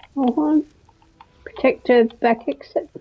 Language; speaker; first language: English; native; English